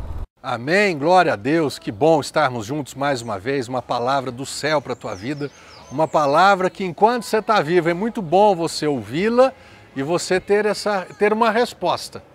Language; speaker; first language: Portuguese; native; Portuguese